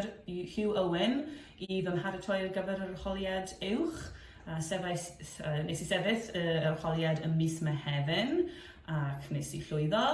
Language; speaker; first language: Welsh; non-native, fluent; English